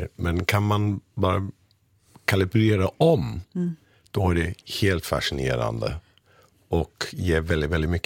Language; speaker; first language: Swedish; non-native, fluent; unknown